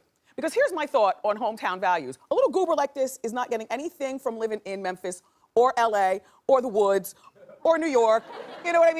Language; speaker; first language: English; native; English